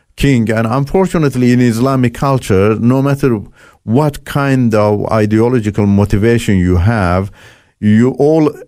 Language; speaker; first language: English; non-native, fluent; Turkish